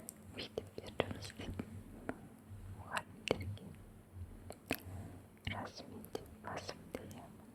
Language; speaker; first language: Kazakh; non-native, local second language; Russian